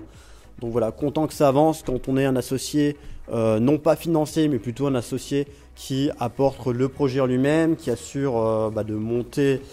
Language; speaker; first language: French; native; French